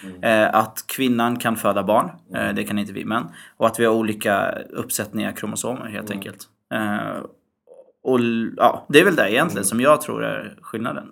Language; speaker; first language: Swedish; early bilingual, other home language; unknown